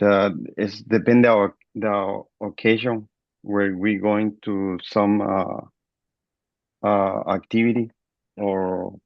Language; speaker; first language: English; non-native, learner; Spanish